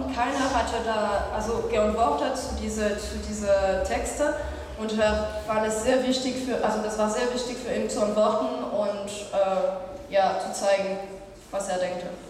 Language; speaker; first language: German; non-native, fluent; French